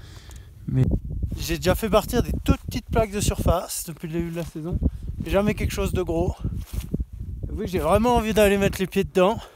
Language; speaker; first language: French; native; French